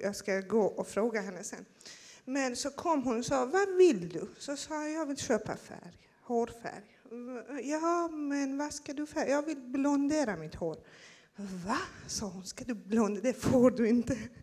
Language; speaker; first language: Swedish; non-native, fluent; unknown